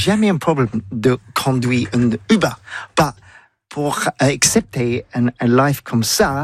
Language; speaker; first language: French; non-native, learner; English